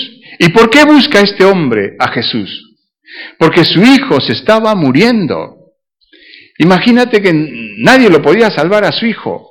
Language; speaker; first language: Spanish; native; Spanish